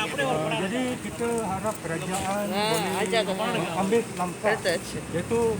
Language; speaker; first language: Malay; native; Malay